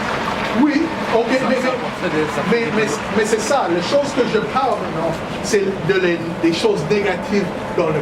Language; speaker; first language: French; non-native, learner; English